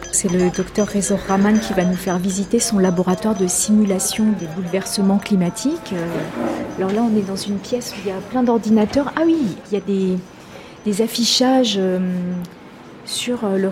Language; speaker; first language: French; native; French